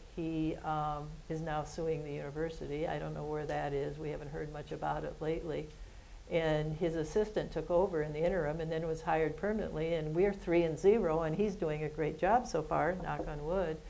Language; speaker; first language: English; native; English